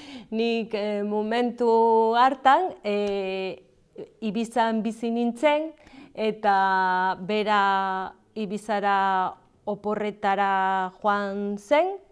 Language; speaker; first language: Basque; non-native, learner; Galician